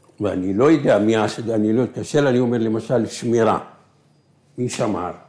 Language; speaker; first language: Hebrew; non-native, local second language; Arabic